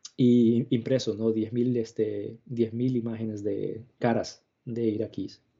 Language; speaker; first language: Spanish; native; Spanish